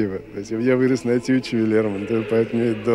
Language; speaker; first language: Russian; native; Russian